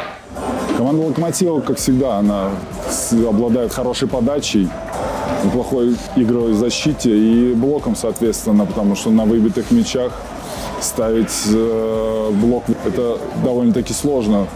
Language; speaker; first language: Russian; native; Russian